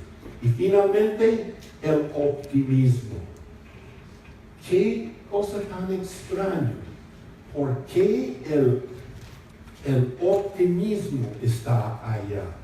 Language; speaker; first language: Spanish; non-native, fluent; English